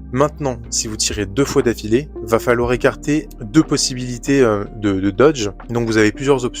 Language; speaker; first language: French; native; French